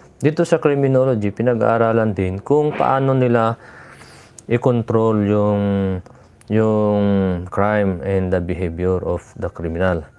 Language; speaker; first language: Filipino; non-native, local second language; Iloko